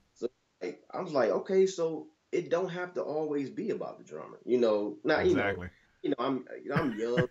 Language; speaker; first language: English; native; English